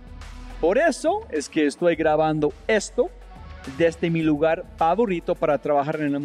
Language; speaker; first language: Spanish; non-native, fluent; English